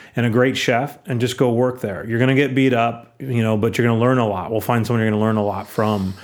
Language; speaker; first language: English; native; English